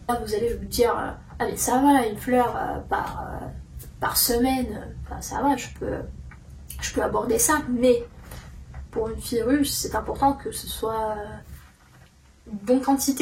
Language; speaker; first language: French; non-native, fluent; Russian